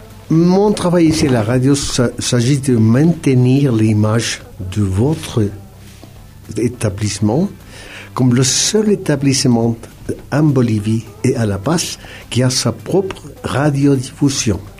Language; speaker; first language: French; non-native, fluent; Spanish